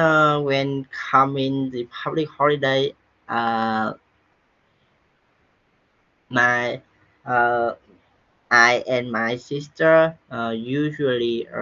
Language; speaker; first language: English; non-native, learner; Vietnamese